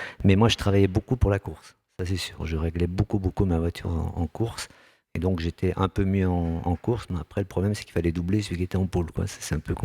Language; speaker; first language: French; native; French